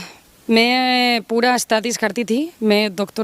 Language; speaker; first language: Hindi; non-native, learner; Spanish